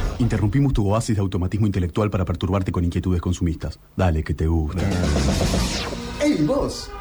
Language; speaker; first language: Spanish; native; Spanish